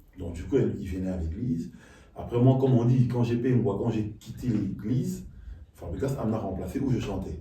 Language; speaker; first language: French; non-native, local second language; Lingala